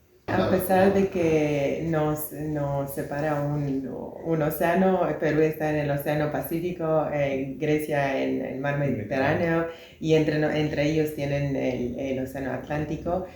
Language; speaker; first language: Spanish; non-native, fluent; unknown